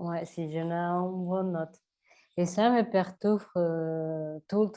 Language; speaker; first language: French; non-native, learner; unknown